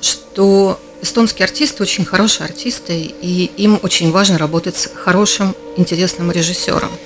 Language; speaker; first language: Russian; native; Russian